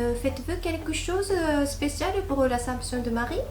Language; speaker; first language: French; non-native, fluent; Japanese